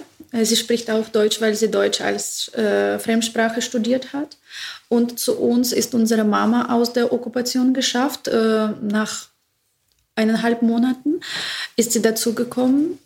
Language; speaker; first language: German; non-native, fluent; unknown